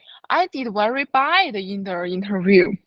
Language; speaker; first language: English; non-native, fluent; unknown